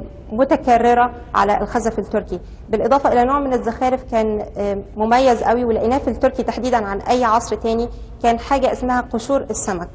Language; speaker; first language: Arabic; native; Arabic